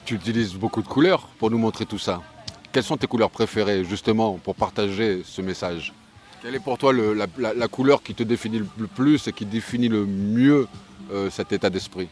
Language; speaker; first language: French; native; French